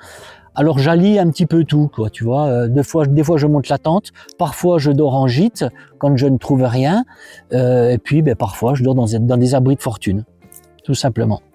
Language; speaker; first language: French; native; French